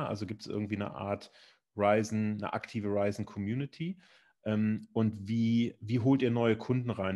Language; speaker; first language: German; native; German